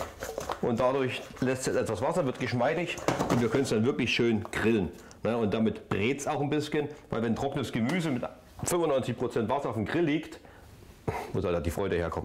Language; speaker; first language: German; native; German